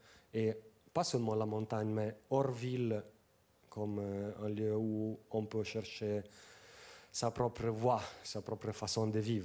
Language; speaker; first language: French; non-native, fluent; Italian